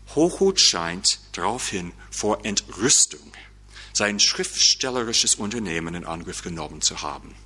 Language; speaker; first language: German; non-native, fluent; English